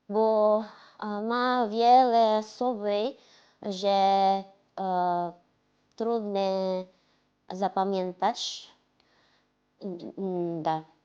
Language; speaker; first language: Polish; non-native, learner; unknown